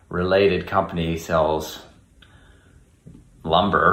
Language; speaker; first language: English; native; English